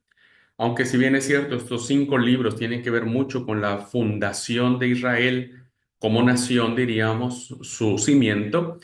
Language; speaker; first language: Spanish; native; Spanish